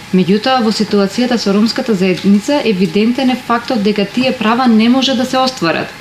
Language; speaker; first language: Macedonian; non-native, local second language; Romany